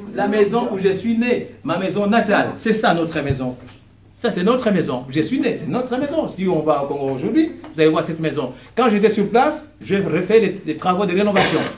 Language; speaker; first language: French; non-native, local second language; Kongo